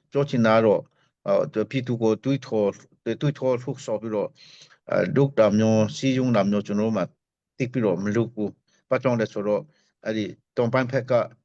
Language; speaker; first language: Burmese; non-native, local second language; Hakha Chin